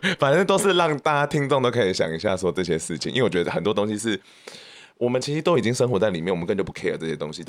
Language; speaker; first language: Chinese; native; Chinese